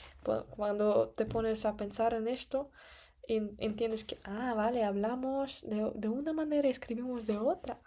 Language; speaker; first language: Spanish; non-native, fluent; Russian